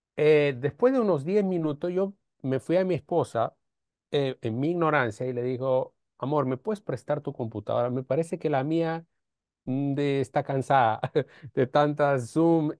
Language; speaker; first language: Spanish; non-native, fluent; Romanian